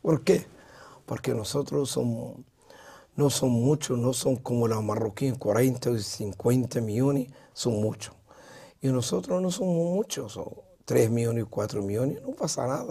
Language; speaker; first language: Spanish; non-native, learner; Arabic